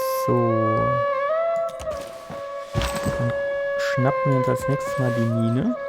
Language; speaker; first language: German; native; German